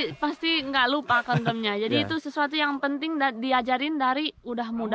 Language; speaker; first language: Indonesian; non-native, fluent; Spanish